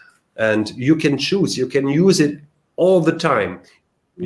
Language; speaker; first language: English; non-native, learner; German